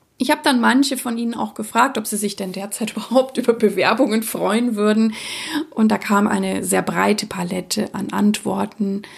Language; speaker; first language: German; early bilingual, other home language; Czech